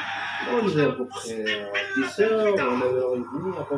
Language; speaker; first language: French; non-native, learner; Arabic